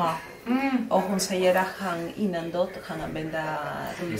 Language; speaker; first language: Swedish; non-native, learner; Spanish